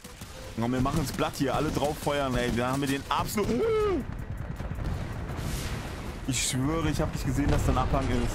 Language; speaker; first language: German; native; German